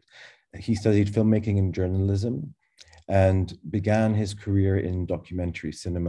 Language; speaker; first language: English; native; English